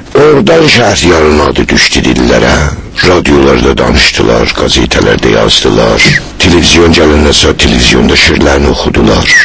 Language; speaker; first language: Azerbaijani; native; Azerbaijani